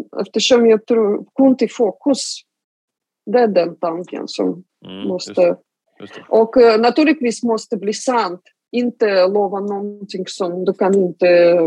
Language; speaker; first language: Swedish; non-native, fluent; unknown